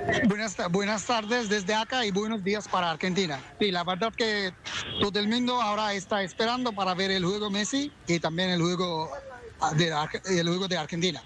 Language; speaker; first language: Spanish; non-native, fluent; Bangla